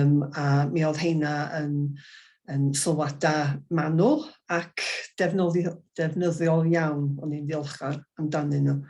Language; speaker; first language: Welsh; native; Welsh